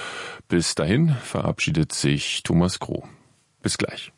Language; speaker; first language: German; native; German